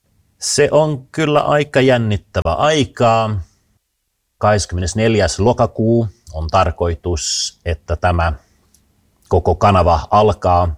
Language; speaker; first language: Finnish; early bilingual, heritage; Finnish